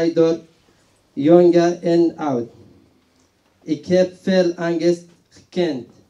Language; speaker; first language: Dutch; non-native, learner; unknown